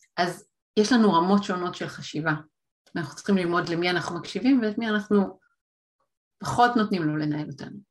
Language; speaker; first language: Hebrew; native; Hebrew